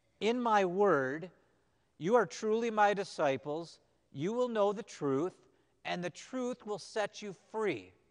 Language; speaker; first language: English; native; English